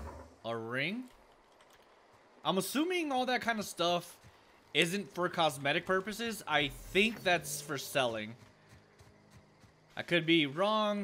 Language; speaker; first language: English; native; English